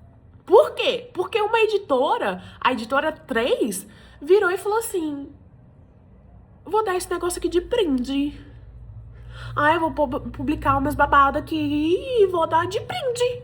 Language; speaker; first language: Portuguese; native; Portuguese